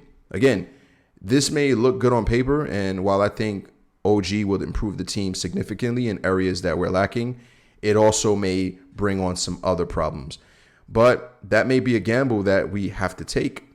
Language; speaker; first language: English; native; English